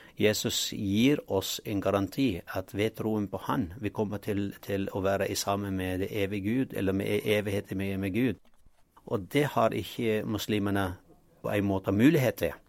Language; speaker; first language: Norwegian; non-native, fluent; Arabic